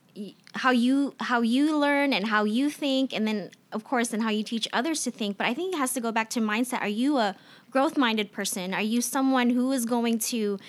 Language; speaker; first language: English; non-native, local second language; Filipino